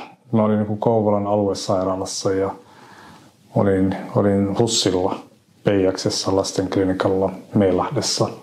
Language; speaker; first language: Finnish; non-native, fluent; Somali